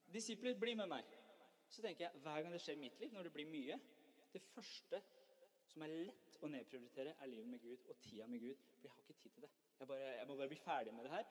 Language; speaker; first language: Norwegian; early bilingual, other home language; Persian